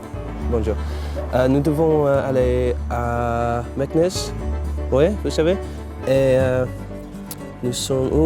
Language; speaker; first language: French; non-native, learner; English